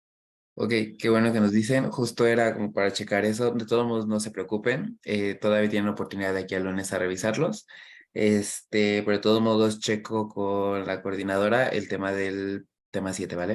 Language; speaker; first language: Spanish; native; Spanish